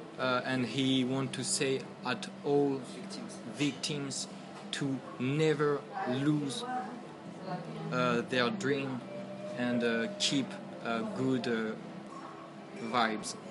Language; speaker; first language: English; non-native, learner; French